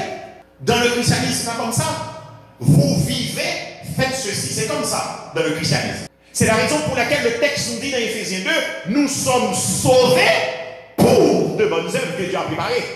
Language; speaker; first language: French; non-native, local second language; Haitian Creole